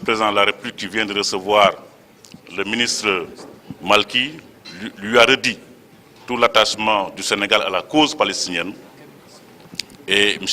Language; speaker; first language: French; non-native, local second language; Wolof